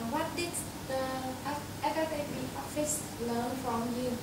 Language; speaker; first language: English; non-native, learner; Vietnamese